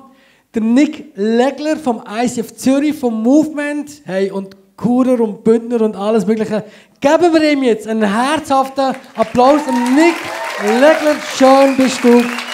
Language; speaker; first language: German; native; German